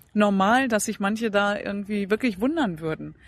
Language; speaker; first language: German; native; German